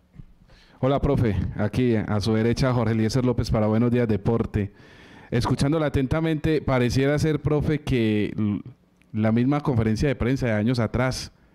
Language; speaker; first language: Spanish; native; Spanish